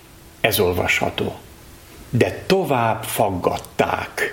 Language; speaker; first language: Hungarian; native; Hungarian